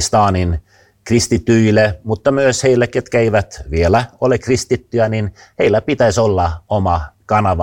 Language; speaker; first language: Finnish; non-native, fluent; Swedish